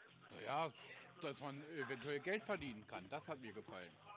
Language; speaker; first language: German; native; German